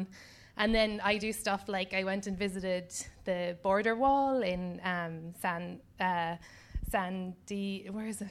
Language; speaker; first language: English; native; English